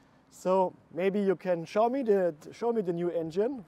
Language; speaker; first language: English; non-native, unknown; German